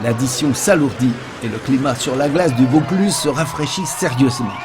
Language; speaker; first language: French; native; French